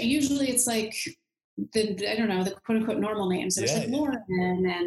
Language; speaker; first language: English; native; English